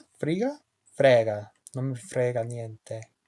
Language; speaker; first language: Italian; non-native, learner; English